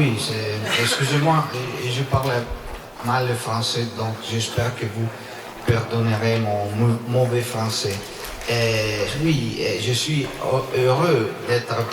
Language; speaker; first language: French; non-native, learner; Italian